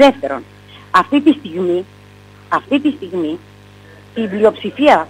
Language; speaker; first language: Greek; native; Greek